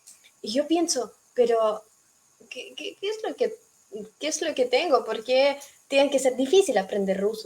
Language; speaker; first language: Spanish; non-native, fluent; Russian